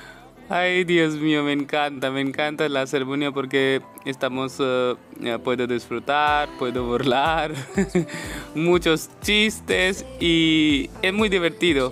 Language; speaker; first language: Spanish; non-native, learner; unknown